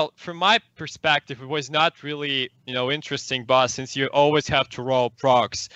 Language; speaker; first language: English; non-native, fluent; Russian